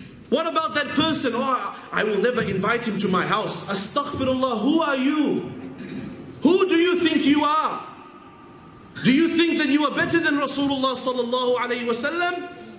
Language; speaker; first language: English; native; English